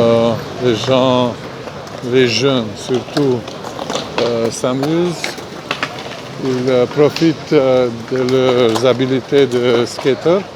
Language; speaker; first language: French; non-native, fluent; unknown